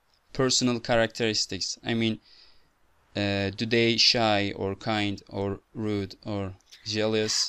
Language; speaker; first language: English; non-native, fluent; Turkish